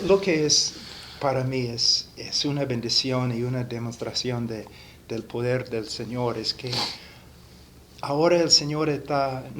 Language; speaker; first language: Spanish; non-native, fluent; English